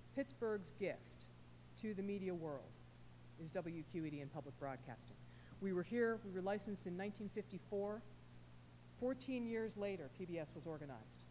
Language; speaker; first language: English; native; English